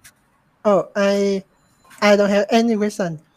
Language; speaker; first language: English; non-native, learner; Vietnamese